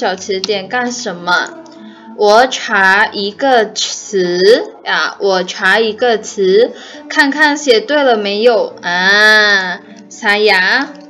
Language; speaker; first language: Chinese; non-native, fluent; Indonesian